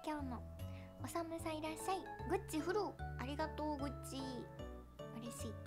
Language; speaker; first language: Japanese; native; Japanese